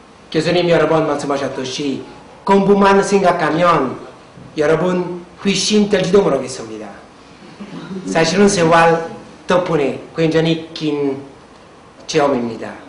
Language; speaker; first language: Korean; non-native, learner; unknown